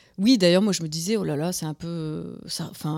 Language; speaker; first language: French; native; French